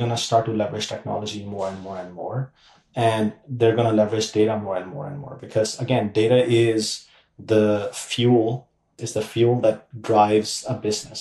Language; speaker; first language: English; non-native, local second language; Urdu